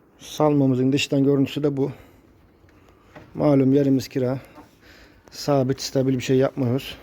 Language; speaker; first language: Turkish; native; Turkish